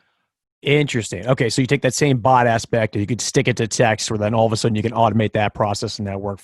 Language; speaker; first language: English; native; English